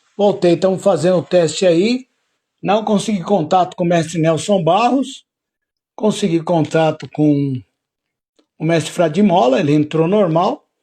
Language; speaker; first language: Portuguese; native; Portuguese